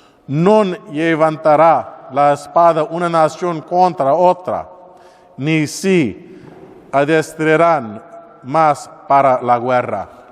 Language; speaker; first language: Spanish; non-native, learner; English